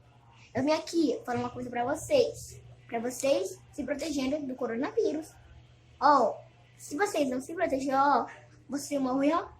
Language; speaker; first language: Portuguese; early bilingual, other home language; Haitian Creole